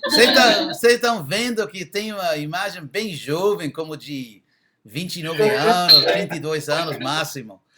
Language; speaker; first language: Portuguese; non-native, fluent; English